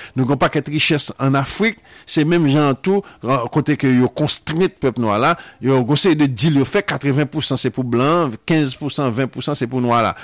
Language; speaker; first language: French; non-native, local second language; Haitian Creole